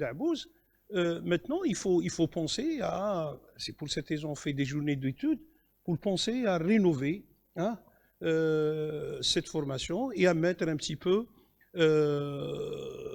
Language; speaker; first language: French; non-native, local second language; Kabyle